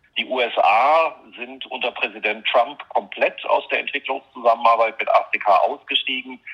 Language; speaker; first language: German; native; German